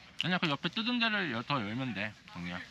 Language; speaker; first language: Korean; native; Korean